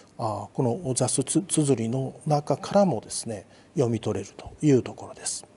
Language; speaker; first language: Japanese; native; Japanese